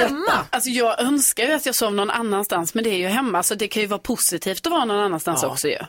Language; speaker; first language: Swedish; native; Swedish